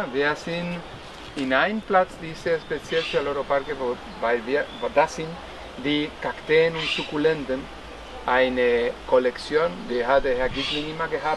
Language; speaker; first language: German; non-native, fluent; Spanish